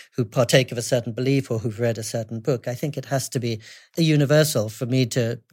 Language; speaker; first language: English; native; English